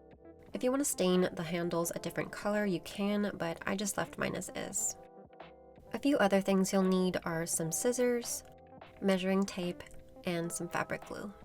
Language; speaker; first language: English; native; English